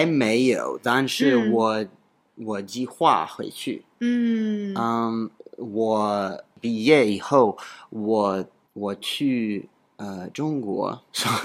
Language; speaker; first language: Chinese; non-native, learner; English